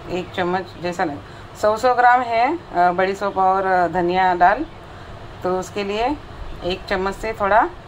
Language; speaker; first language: Hindi; non-native, local second language; Marathi